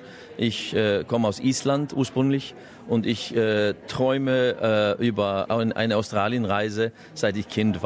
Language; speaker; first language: German; non-native, fluent; Icelandic